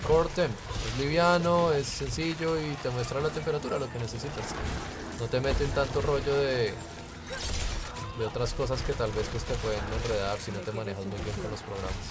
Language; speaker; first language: Spanish; native; Spanish